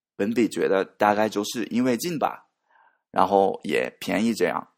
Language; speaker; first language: Chinese; non-native, learner; Japanese